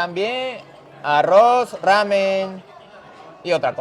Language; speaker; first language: Spanish; non-native, learner; Japanese